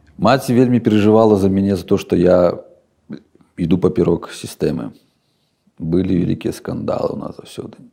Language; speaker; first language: Belarusian; non-native, local second language; Russian